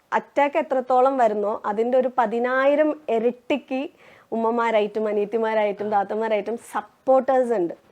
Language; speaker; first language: Malayalam; non-native, local second language; Tamil